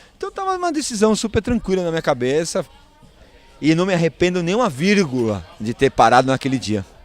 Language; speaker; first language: Portuguese; early bilingual, other home language; Spanish